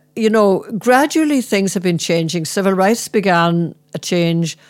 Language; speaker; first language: English; native; English